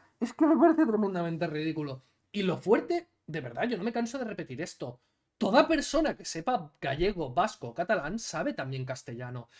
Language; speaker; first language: Spanish; native; Spanish